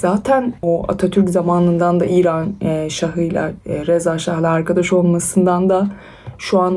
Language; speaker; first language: Turkish; early bilingual, other home language; Persian